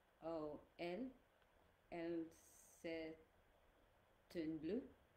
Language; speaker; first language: French; non-native, learner; English